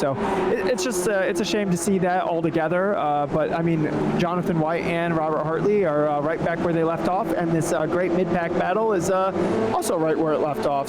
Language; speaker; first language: English; native; English